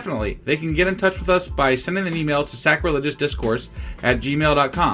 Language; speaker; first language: English; native; English